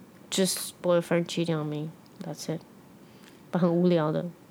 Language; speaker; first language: English; non-native, fluent; Chinese